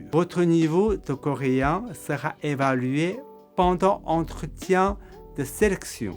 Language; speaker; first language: French; non-native, fluent; Korean